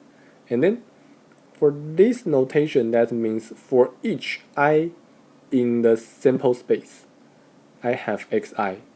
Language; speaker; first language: English; non-native, fluent; Chinese